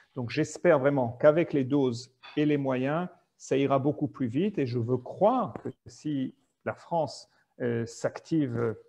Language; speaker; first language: French; native; French